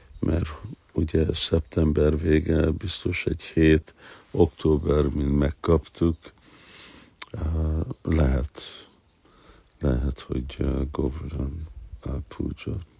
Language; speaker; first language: Hungarian; early bilingual, heritage; Hungarian